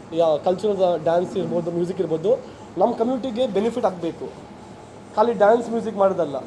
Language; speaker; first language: Kannada; non-native, local second language; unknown